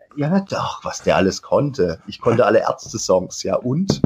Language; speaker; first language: German; native; German